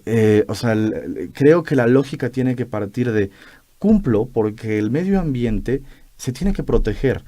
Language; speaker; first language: Spanish; native; Spanish